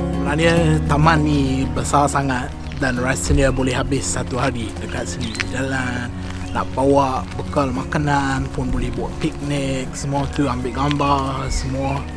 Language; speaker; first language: Malay; non-native, fluent; English